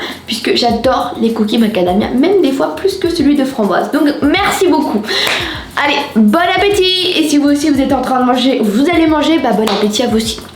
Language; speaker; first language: French; native; French